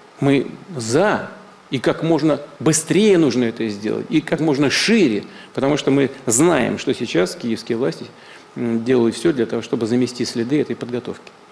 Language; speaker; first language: Russian; native; Russian